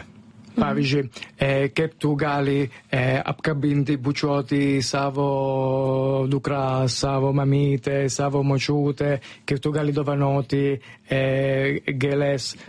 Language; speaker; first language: Lithuanian; non-native, learner; Italian